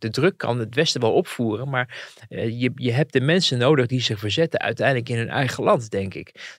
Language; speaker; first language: Dutch; native; Dutch